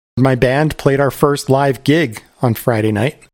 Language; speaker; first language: English; native; English